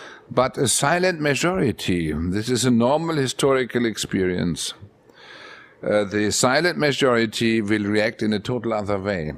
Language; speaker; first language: English; non-native, fluent; German